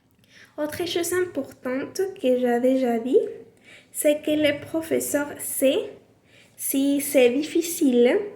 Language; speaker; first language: French; non-native, learner; Spanish